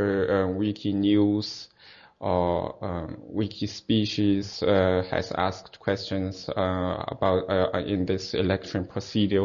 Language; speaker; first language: English; non-native, fluent; Chinese